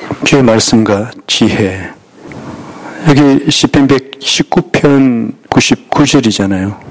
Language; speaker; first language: Korean; native; Korean